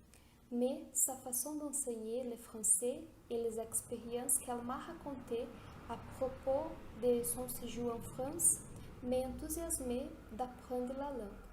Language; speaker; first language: French; non-native, learner; Portuguese